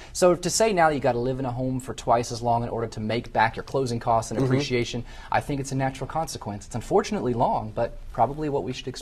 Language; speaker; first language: English; native; English